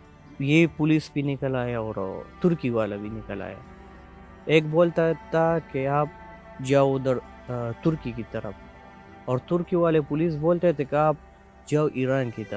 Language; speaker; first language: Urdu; non-native, local second language; Pashto